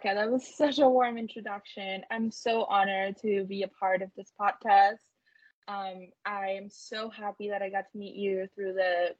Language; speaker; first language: English; non-native, fluent; Spanish